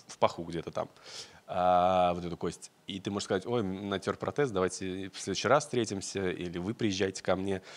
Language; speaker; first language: Russian; native; Russian